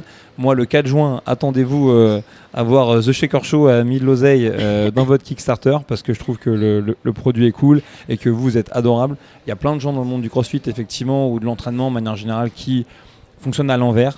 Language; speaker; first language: French; native; French